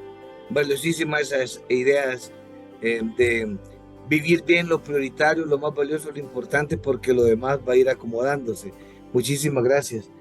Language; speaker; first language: Spanish; native; Spanish